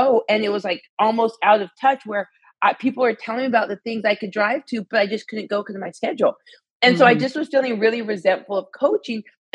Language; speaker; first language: English; native; English